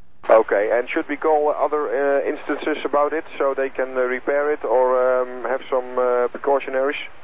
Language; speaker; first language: English; non-native, fluent; Dutch